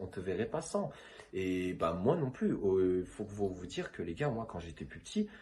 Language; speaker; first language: French; native; French